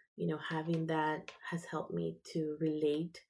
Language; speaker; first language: English; early bilingual, other home language; Spanish